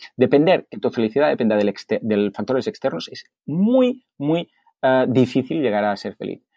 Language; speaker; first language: Spanish; native; Spanish